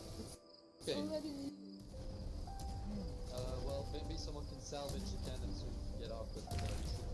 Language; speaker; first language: English; native; English